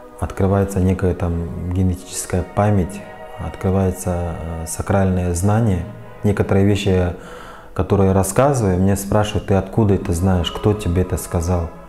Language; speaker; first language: Russian; non-native, local second language; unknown